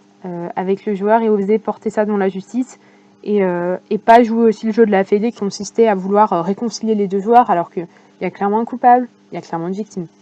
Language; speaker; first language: French; native; French